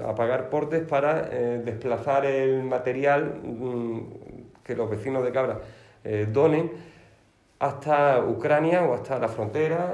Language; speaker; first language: Spanish; native; Spanish